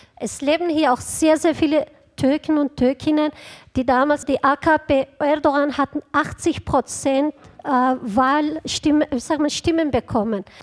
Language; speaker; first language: German; non-native, fluent; Kurdish